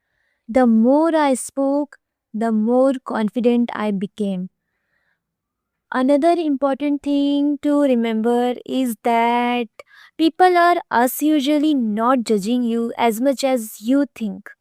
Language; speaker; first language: English; non-native, fluent; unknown